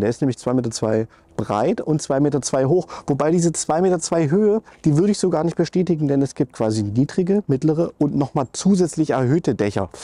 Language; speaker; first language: German; native; German